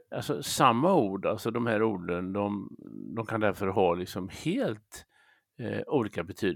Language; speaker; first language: Swedish; native; Swedish